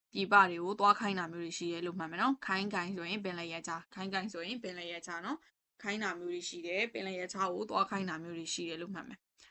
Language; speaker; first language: Burmese; native; Burmese